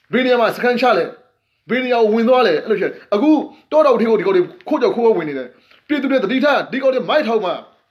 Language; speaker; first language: Burmese; non-native, local second language; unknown